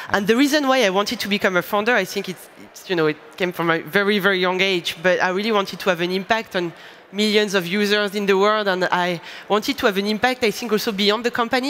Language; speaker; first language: English; non-native, fluent; French